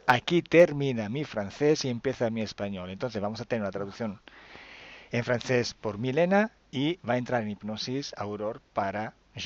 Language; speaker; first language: Spanish; non-native, fluent; Italian